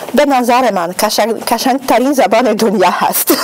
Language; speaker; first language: Persian; non-native, fluent; Russian